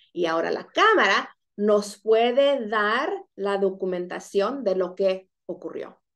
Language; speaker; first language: Spanish; native; Spanish